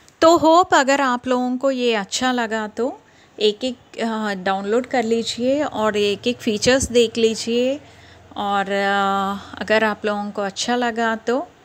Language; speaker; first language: Hindi; non-native, local second language; Telugu